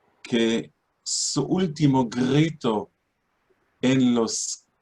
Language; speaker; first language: Spanish; non-native, fluent; Hebrew